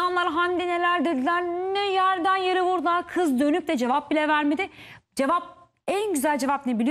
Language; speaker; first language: Turkish; native; Turkish